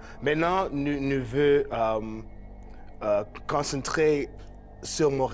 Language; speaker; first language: French; non-native, local second language; English